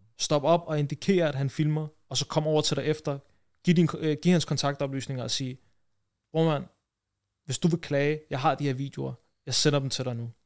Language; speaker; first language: Danish; early bilingual, other home language; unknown